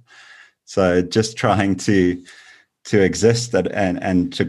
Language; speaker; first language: English; native; English